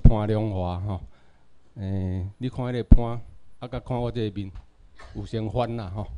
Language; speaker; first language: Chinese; non-native, local second language; Min Nan Chinese